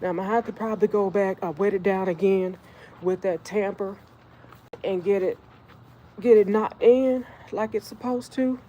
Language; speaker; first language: English; native; English